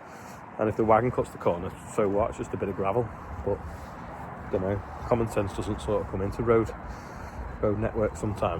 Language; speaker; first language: English; native; English